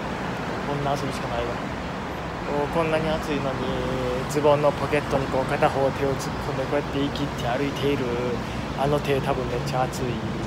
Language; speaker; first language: Japanese; native; Japanese